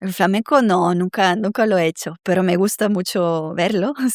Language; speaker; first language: Spanish; non-native, fluent; Serbian